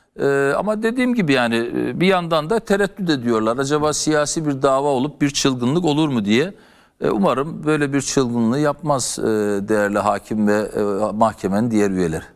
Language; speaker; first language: Turkish; native; Turkish